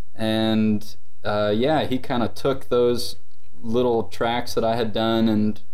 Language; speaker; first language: English; native; English